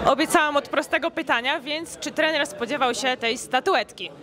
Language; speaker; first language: Polish; native; Polish